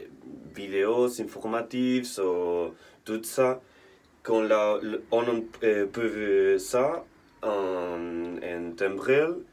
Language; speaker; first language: French; non-native, learner; Spanish